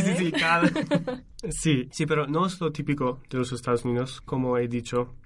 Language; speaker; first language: Spanish; non-native, fluent; English